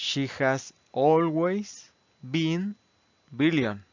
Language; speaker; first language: English; non-native, fluent; Spanish